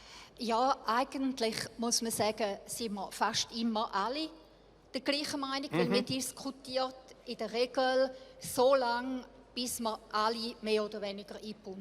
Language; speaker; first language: German; native; German